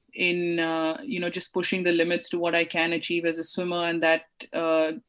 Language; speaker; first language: English; non-native, local second language; Hindi